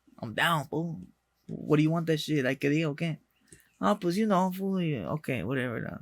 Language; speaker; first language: English; early bilingual, other home language; Spanish